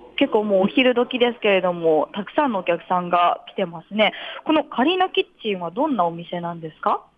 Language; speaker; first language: Japanese; native; Japanese